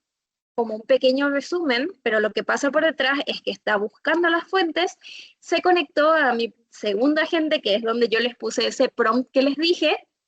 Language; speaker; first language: Spanish; native; Spanish